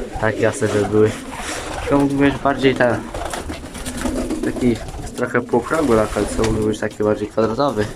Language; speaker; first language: Polish; native; Polish